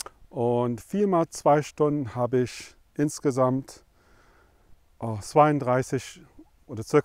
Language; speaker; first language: German; non-native, fluent; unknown